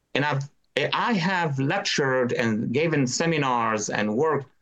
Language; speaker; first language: English; non-native, fluent; Arabic